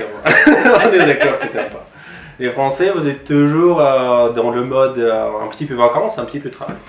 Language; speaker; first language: French; non-native, fluent; Russian